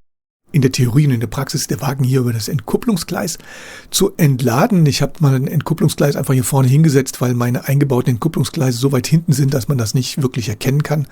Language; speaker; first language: German; native; German